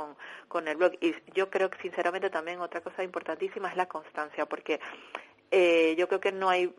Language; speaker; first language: Spanish; native; Spanish